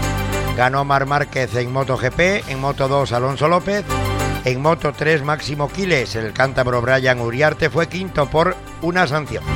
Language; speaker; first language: Spanish; native; Spanish